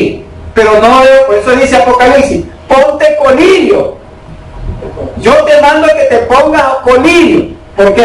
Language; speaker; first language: Spanish; native; Spanish